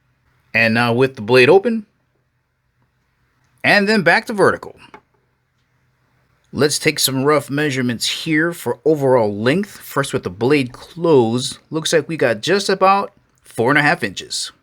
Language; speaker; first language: English; native; English